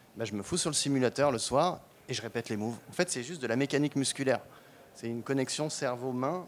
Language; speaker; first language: French; native; French